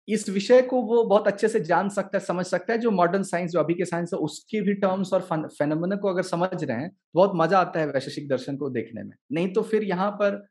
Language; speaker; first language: Hindi; native; Hindi